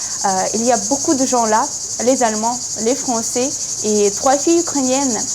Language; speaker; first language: French; non-native, fluent; Ukrainian